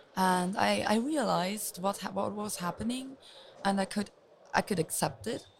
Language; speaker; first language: English; non-native, fluent; Luxembourgish